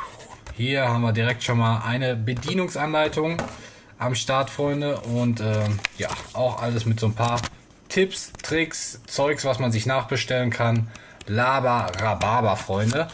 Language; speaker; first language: German; native; German